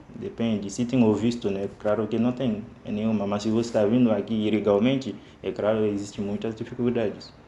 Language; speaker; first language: Portuguese; non-native, fluent; Haitian Creole